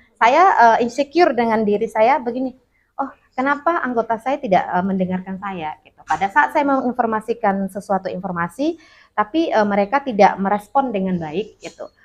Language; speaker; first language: Indonesian; non-native, local second language; Minangkabau